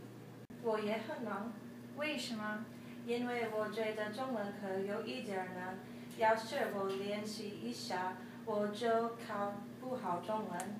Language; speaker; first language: Chinese; non-native, learner; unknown